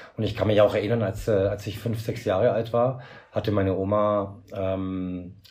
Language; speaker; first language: German; native; German